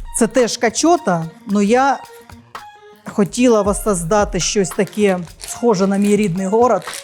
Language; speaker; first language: Ukrainian; native; Ukrainian